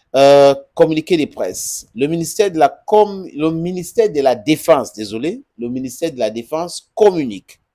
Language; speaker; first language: French; non-native, local second language; English